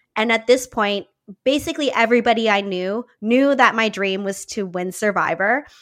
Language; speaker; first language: English; native; English